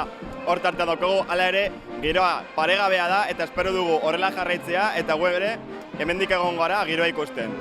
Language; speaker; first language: Basque; native; Basque